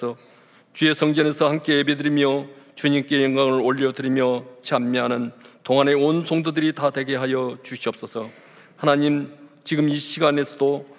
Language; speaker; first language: Korean; native; Korean